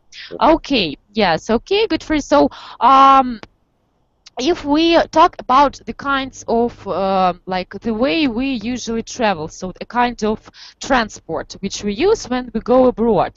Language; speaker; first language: English; non-native, fluent; Russian